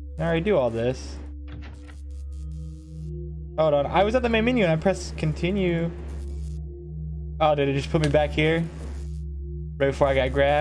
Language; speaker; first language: English; native; English